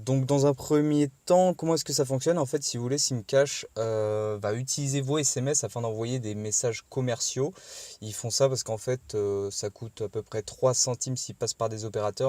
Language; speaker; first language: French; native; French